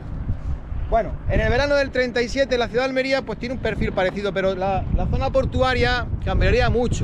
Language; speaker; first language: Spanish; native; Spanish